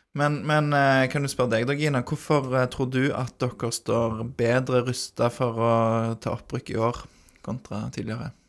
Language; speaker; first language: Norwegian; native; Norwegian